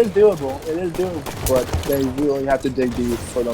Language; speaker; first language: English; native; English